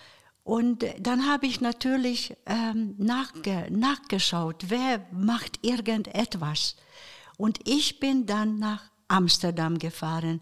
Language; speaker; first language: German; non-native, fluent; Hungarian